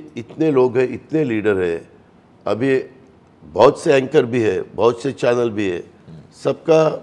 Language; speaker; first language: Hindi; non-native, local second language; Marathi